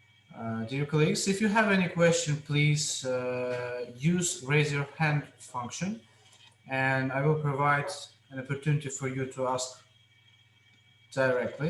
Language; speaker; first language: English; non-native, fluent; Russian